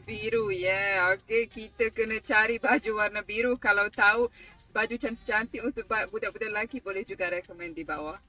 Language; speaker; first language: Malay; non-native, fluent; Bosnian